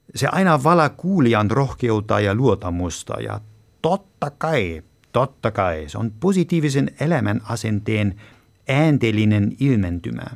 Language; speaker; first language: Finnish; non-native, fluent; German